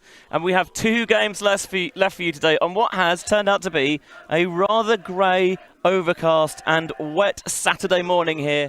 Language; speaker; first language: English; native; English